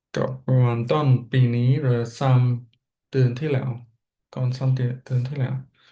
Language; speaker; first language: Thai; non-native, learner; English